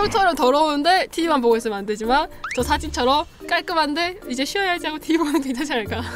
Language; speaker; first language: Korean; native; Korean